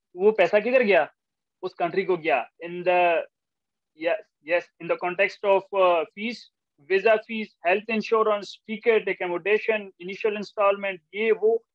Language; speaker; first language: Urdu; non-native, local second language; Pashto